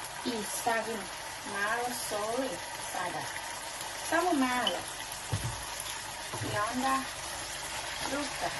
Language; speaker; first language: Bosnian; non-native, learner; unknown